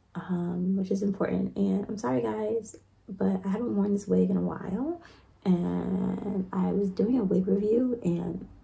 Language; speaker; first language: English; native; English